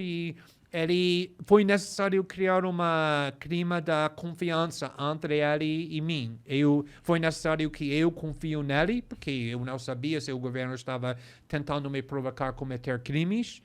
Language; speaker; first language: Portuguese; non-native, fluent; English